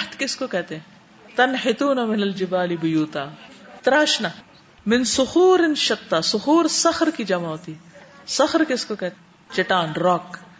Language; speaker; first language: Urdu; native; Urdu